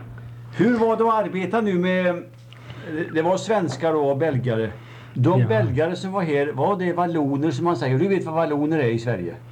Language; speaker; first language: Swedish; native; Swedish